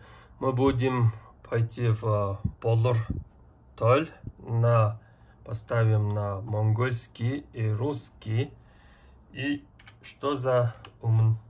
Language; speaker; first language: Russian; non-native, learner; Mongolian